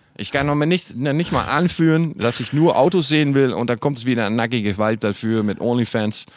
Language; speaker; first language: German; non-native, fluent; Dutch